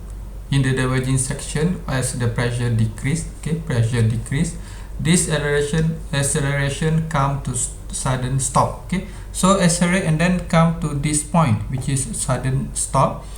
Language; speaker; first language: English; non-native, local second language; Malay